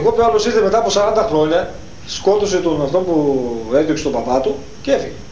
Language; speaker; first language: Greek; native; Greek